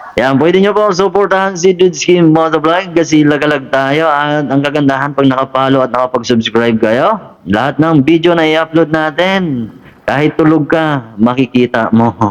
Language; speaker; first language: Filipino; non-native, local second language; Masbatenyo